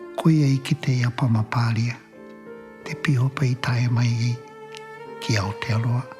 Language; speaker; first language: Māori; native; Māori